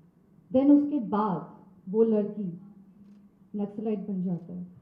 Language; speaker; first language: Hindi; non-native, local second language; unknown